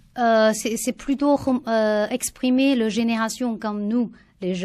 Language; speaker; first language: French; non-native, learner; Chinese